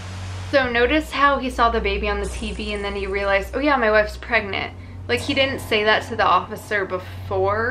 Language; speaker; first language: English; native; English